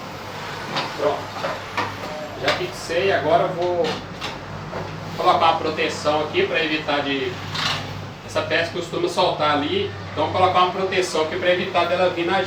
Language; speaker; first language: Portuguese; native; Portuguese